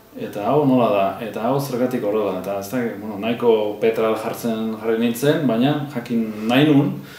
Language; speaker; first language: Basque; non-native, fluent; German